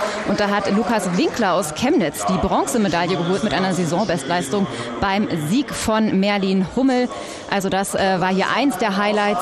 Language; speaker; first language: German; native; German